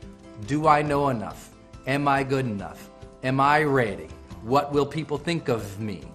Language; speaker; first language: English; native; English